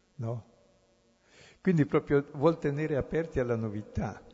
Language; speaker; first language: Italian; native; Italian